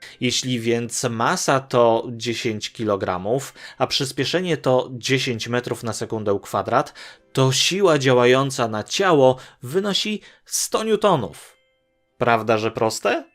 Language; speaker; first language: Polish; native; Polish